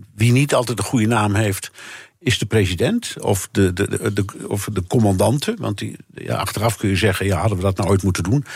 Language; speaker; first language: Dutch; native; Dutch